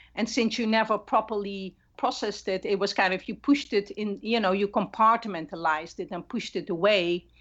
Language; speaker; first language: English; non-native, fluent; Dutch